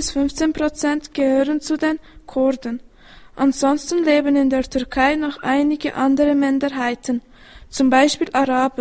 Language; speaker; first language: German; early bilingual, other home language; Turkish